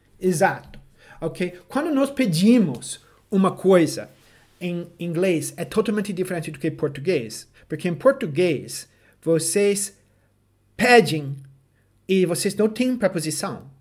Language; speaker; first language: Portuguese; non-native, fluent; English